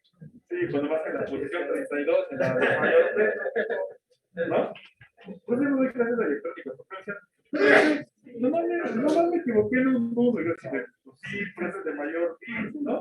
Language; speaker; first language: Spanish; native; Spanish